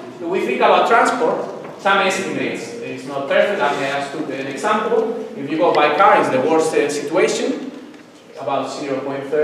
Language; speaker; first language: English; non-native, fluent; Spanish